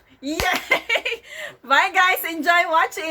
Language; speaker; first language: English; non-native, local second language; Filipino